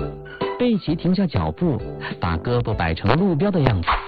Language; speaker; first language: Chinese; native; Chinese